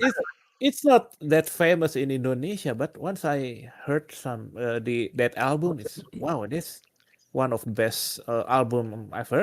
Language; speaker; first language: English; non-native, learner; Indonesian